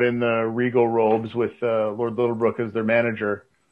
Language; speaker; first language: English; native; English